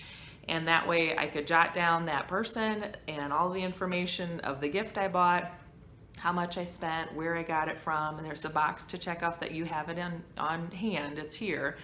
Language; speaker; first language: English; native; English